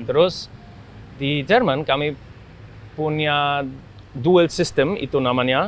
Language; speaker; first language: Indonesian; non-native, fluent; German